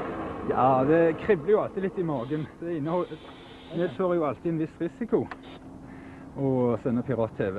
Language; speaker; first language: Norwegian; native; Norwegian